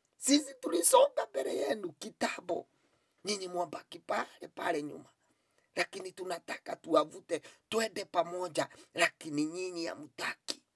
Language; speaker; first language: Swahili; non-native, local second language; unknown